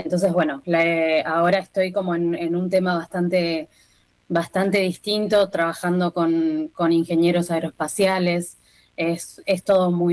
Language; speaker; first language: Spanish; native; Spanish